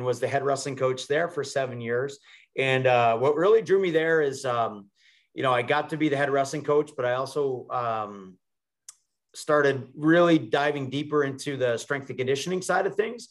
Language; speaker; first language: English; native; English